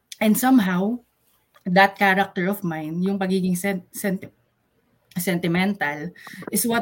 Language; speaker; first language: English; non-native, local second language; Pampanga